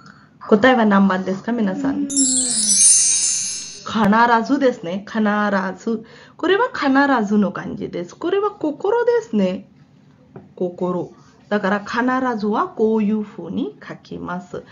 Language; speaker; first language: Japanese; non-native, fluent; Hindi